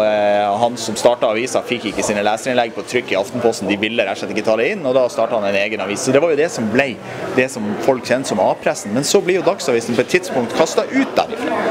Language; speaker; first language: Norwegian; native; Norwegian